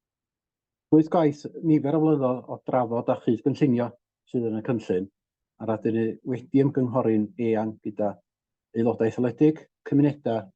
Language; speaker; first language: Welsh; native; Welsh